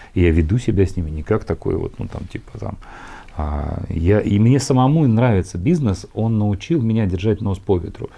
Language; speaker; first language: Russian; native; Russian